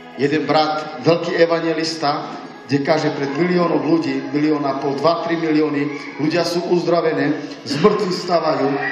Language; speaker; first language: Slovak; non-native, local second language; Romany